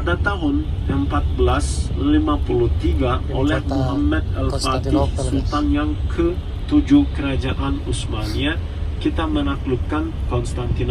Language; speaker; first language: Indonesian; non-native, fluent; Turkish